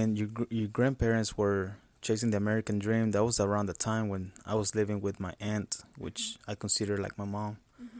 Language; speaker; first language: English; non-native, fluent; Spanish